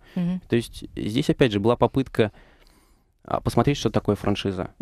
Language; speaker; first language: Russian; native; Russian